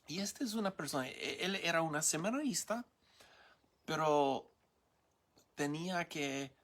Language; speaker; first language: Spanish; non-native, learner; English